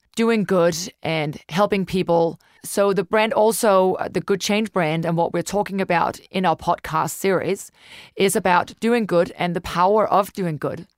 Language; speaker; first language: English; non-native, fluent; Danish